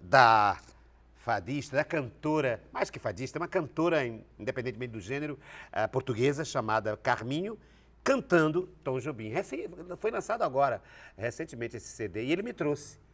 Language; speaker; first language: Portuguese; native; Portuguese